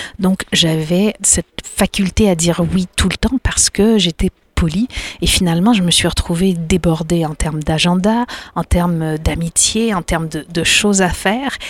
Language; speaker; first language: French; native; French